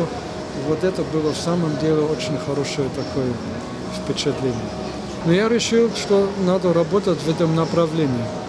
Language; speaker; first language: Russian; non-native, fluent; German